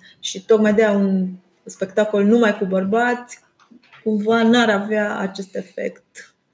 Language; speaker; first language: Romanian; non-native, local second language; German